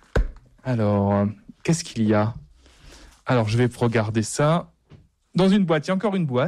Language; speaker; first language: French; native; French